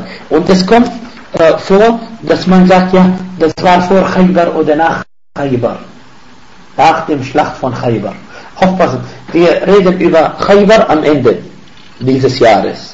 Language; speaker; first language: German; non-native, fluent; Arabic